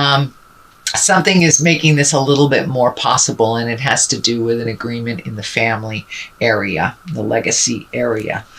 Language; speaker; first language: English; native; English